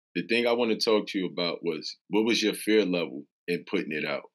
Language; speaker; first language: English; native; English